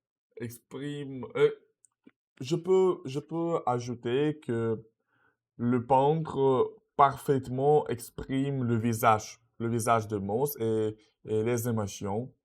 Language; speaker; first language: French; non-native, learner; Russian